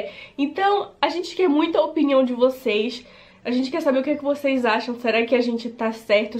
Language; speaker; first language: Portuguese; native; Portuguese